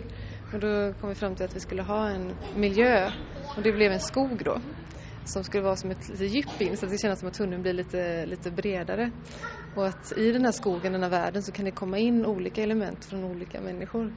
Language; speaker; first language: Swedish; native; Swedish